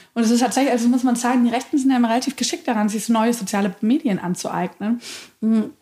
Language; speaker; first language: German; native; German